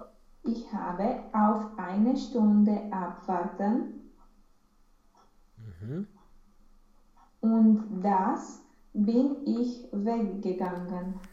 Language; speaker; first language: German; non-native, learner; Romanian